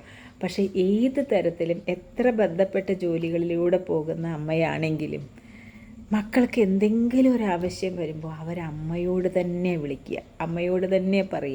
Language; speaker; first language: Malayalam; native; Malayalam